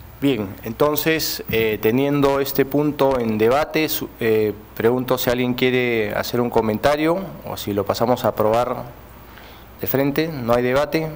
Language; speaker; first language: Spanish; native; Spanish